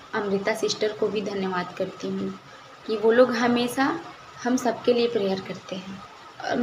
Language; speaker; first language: Hindi; native; Hindi